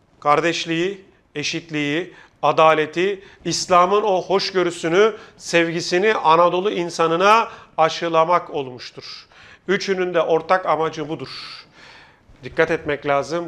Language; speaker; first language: Turkish; native; Turkish